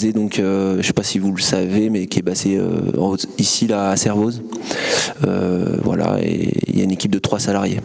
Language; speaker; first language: French; native; French